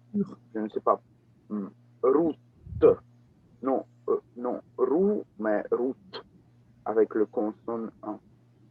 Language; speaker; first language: French; non-native, learner; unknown